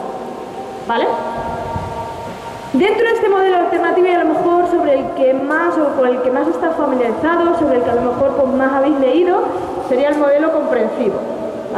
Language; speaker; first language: Spanish; native; Spanish